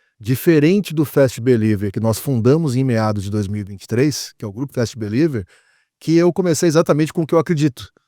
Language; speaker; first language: Portuguese; native; Portuguese